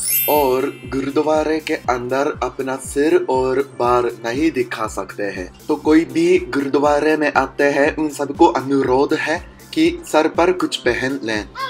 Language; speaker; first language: Hindi; non-native, fluent; Japanese